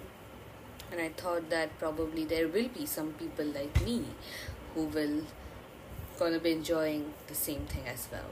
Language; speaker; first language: English; non-native, local second language; Bangla